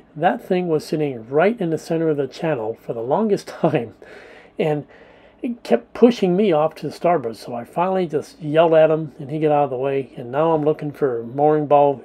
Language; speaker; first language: English; native; English